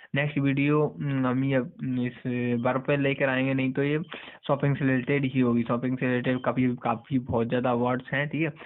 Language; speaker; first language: Hindi; native; Hindi